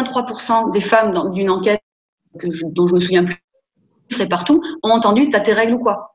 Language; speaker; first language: French; native; French